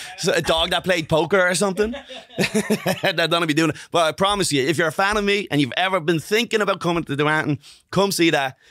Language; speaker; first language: English; native; English